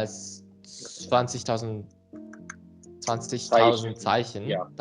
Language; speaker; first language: German; non-native, learner; Indonesian